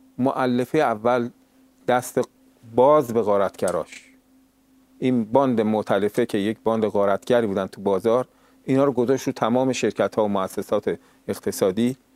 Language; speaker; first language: Persian; native; Persian